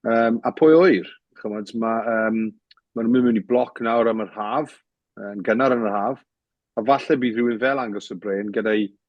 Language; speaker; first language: Welsh; native; Welsh